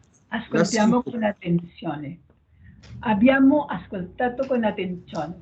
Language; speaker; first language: Italian; non-native, learner; Spanish